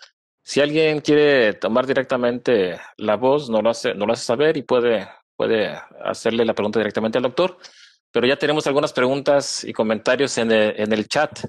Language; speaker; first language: Spanish; native; Spanish